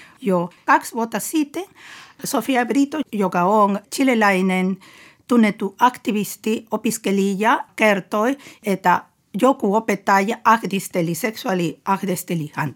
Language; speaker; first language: Finnish; non-native, fluent; Spanish